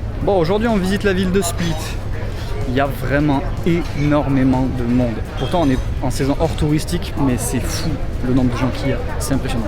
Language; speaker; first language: French; native; French